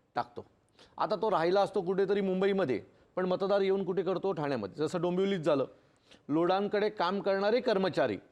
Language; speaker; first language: Marathi; native; Marathi